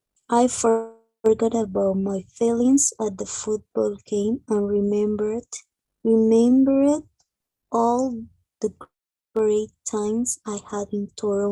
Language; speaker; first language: English; non-native, learner; Spanish